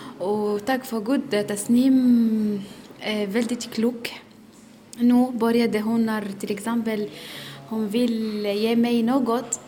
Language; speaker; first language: Swedish; non-native, learner; Arabic